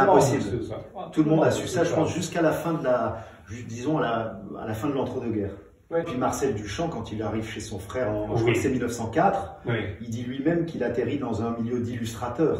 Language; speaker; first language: French; native; French